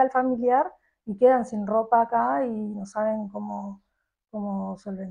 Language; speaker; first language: Spanish; native; Spanish